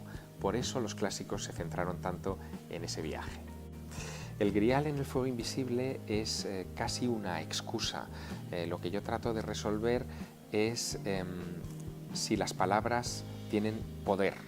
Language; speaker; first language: Spanish; native; Spanish